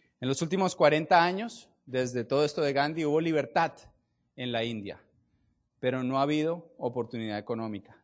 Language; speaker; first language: Spanish; native; Spanish